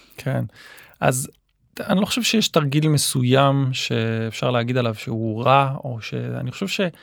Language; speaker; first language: Hebrew; native; Hebrew